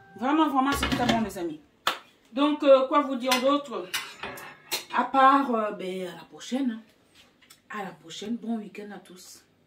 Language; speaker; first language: French; non-native, local second language; Fang